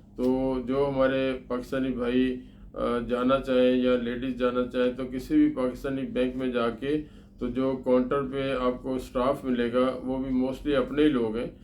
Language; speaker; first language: Urdu; non-native, local second language; Punjabi